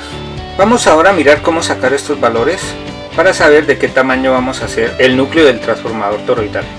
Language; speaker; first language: Spanish; native; Spanish